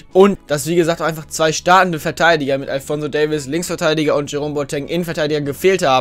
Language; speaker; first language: German; native; German